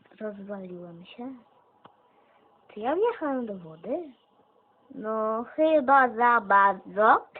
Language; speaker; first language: Polish; native; Polish